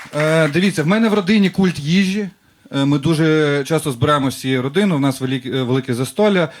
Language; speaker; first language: Ukrainian; non-native, local second language; Russian